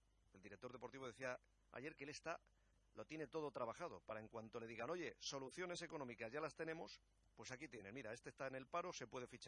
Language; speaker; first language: Spanish; native; Spanish